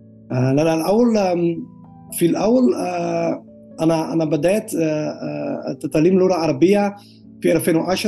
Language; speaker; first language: Arabic; non-native, learner; Dutch